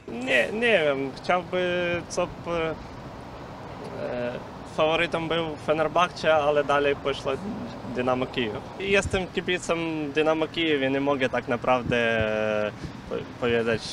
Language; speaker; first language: Polish; non-native, learner; Ukrainian